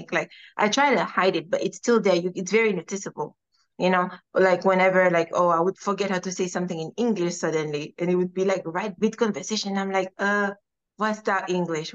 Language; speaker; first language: English; non-native, fluent; French